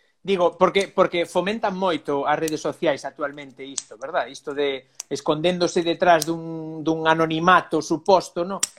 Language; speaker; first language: Galician; non-native, local second language; Spanish